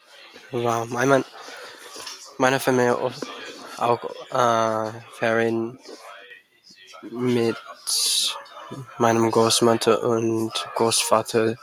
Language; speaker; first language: German; non-native, learner; English